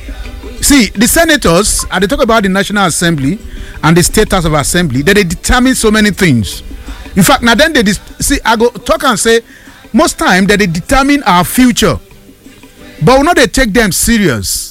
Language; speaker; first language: Nigerian Pidgin; non-native, local second language; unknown